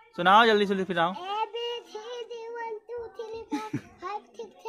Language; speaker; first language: Hindi; native; Hindi